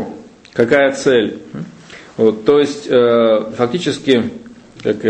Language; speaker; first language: Russian; native; Russian